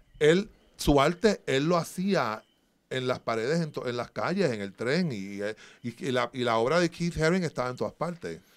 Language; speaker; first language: Spanish; native; Spanish